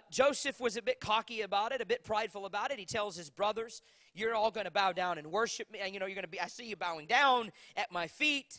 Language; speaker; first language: English; native; English